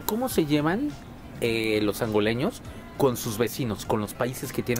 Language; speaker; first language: Spanish; native; Spanish